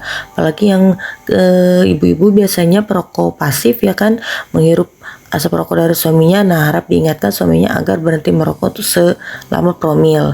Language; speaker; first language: Indonesian; native; Indonesian